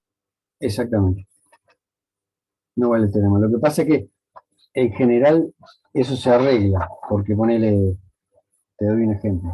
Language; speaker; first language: Spanish; native; Spanish